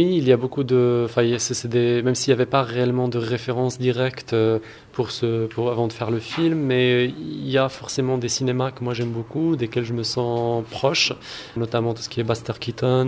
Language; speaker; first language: French; non-native, local second language; Arabic